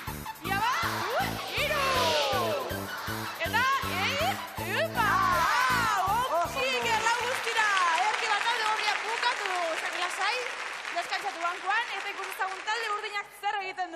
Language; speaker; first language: Basque; native; Basque